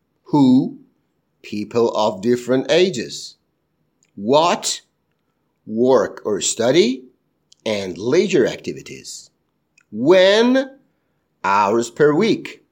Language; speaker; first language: English; non-native, fluent; Persian